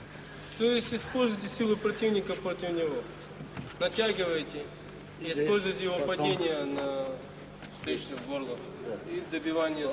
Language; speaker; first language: Russian; native; Russian